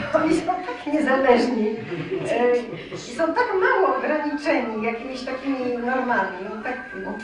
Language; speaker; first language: Polish; native; Polish